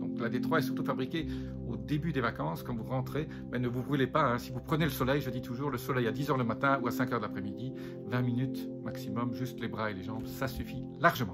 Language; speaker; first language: French; native; French